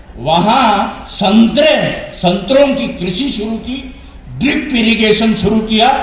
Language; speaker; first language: Hindi; non-native, local second language; Konkani